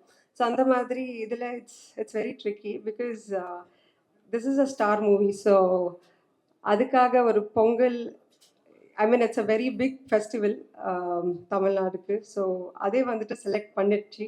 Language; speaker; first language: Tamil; non-native, learner; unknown